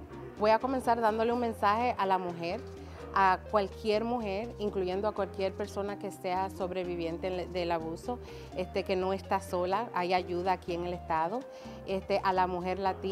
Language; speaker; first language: Spanish; early bilingual, other home language; English